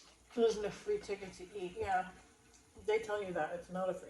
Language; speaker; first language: English; native; English